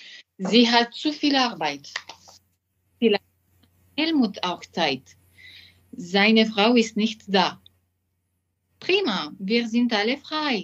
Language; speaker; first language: German; non-native, learner; French